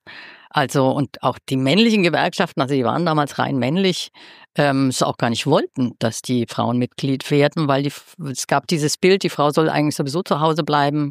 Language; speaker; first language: German; native; German